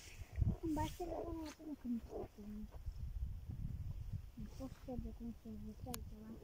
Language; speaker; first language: Romanian; early bilingual, heritage; Romanian